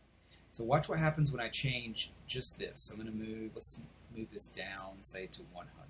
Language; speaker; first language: English; native; English